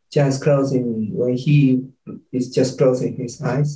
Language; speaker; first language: English; non-native, fluent; Spanish